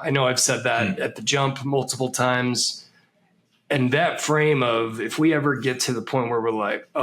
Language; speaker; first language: English; native; English